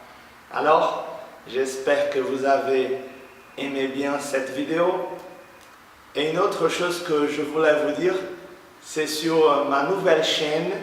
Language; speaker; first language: French; non-native, fluent; Portuguese